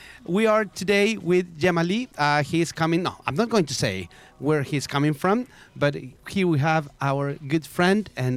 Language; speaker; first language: English; non-native, fluent; Spanish